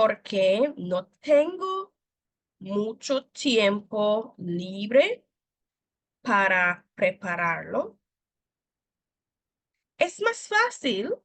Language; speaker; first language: Spanish; non-native, fluent; English